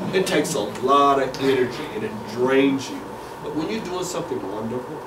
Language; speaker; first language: English; native; English